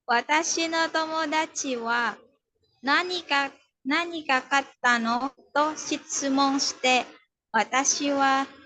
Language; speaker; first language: Japanese; non-native, learner; Indonesian